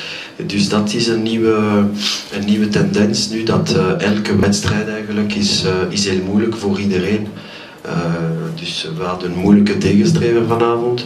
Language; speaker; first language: Dutch; non-native, local second language; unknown